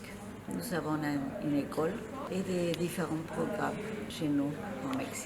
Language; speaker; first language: French; non-native, fluent; Spanish